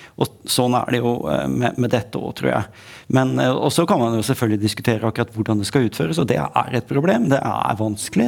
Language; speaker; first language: Norwegian; native; Norwegian